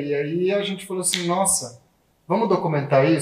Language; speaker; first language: Portuguese; native; Portuguese